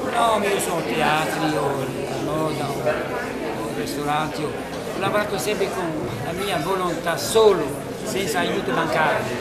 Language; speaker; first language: Italian; early bilingual, heritage; Italian